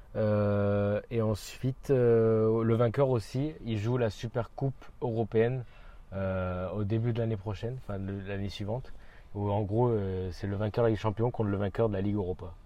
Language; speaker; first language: French; native; French